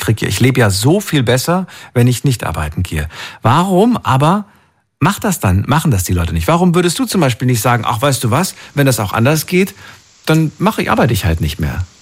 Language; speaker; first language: German; native; German